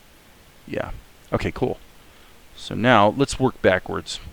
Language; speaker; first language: English; native; English